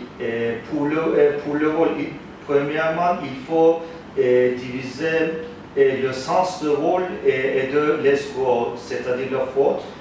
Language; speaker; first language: French; non-native, fluent; Turkish